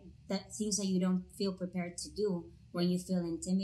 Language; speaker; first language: English; non-native, fluent; Spanish